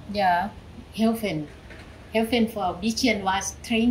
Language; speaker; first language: German; non-native, learner; Thai